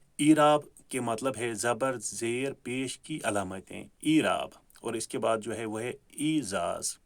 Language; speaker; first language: Urdu; non-native, local second language; Kashmiri